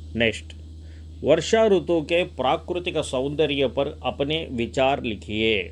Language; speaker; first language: Hindi; non-native, local second language; Telugu